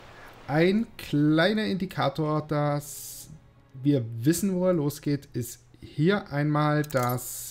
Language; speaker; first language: German; native; German